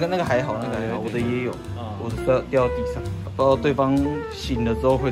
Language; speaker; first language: Chinese; native; Chinese